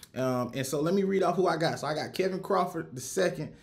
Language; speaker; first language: English; native; English